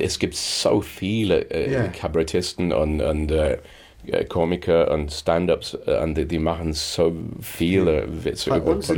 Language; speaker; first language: German; non-native, fluent; English